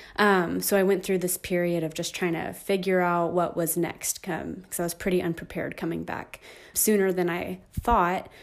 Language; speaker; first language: English; native; English